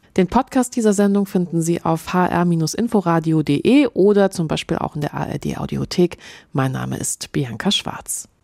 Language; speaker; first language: German; native; German